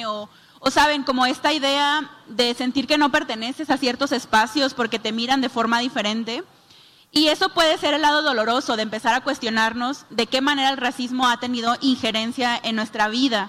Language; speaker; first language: Spanish; native; Spanish